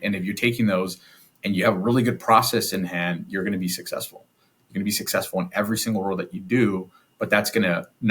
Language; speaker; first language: English; native; English